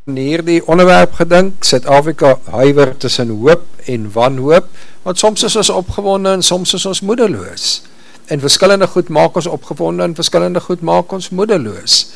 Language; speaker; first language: Afrikaans; native; Afrikaans